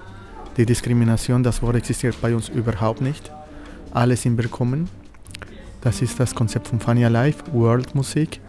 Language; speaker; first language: German; non-native, fluent; Spanish